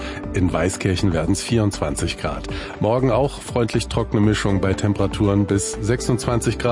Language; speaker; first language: German; native; German